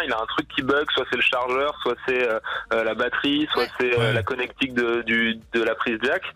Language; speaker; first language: French; native; French